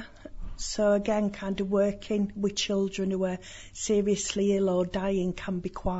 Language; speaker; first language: English; native; English